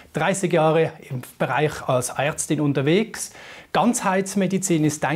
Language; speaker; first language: German; native; German